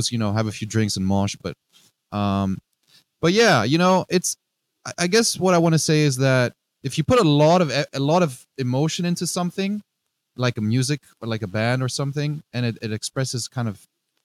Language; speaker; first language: English; non-native, fluent; Greek